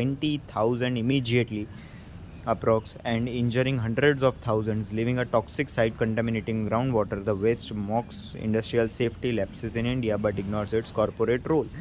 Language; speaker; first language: Hindi; native; Hindi